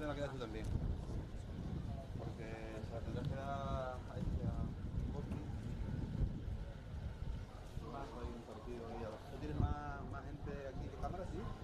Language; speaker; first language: Spanish; native; Spanish